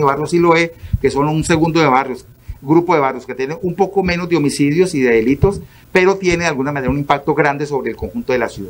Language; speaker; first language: Spanish; native; Spanish